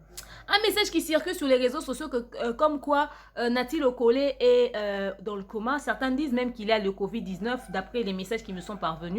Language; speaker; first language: French; non-native, local second language; Lingala